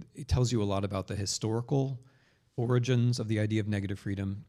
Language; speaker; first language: English; native; English